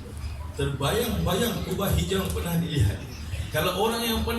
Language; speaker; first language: Malay; native; Malay